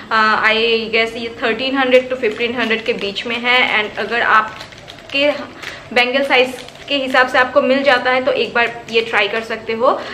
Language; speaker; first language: Hindi; non-native, local second language; Bangla